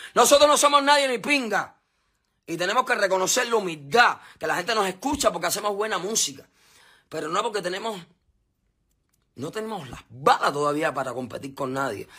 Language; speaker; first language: Spanish; native; Spanish